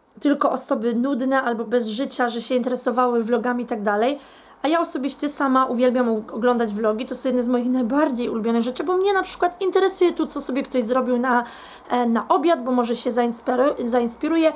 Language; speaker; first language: Polish; native; Polish